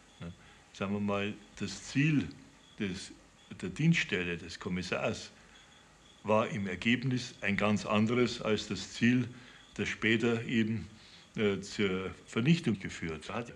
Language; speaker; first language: German; native; German